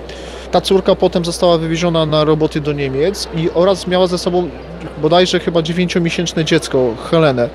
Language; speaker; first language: Polish; native; Polish